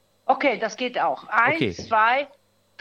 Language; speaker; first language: German; native; German